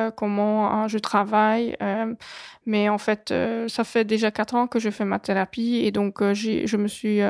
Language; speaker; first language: French; non-native, fluent; Hungarian